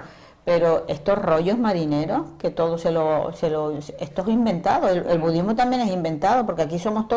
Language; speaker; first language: Spanish; native; Spanish